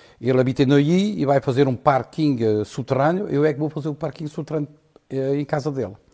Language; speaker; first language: Portuguese; native; Portuguese